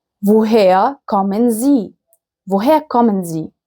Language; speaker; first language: German; non-native, fluent; Arabic